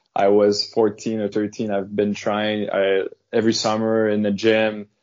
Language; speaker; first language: English; non-native, fluent; French